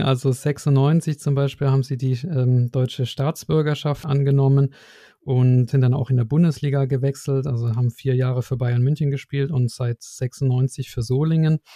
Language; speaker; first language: German; native; German